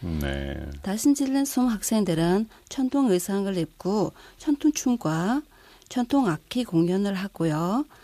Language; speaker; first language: Korean; non-native, fluent; Mongolian